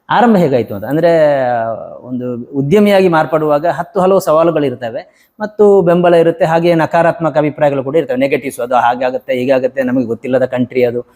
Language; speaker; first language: Kannada; native; Kannada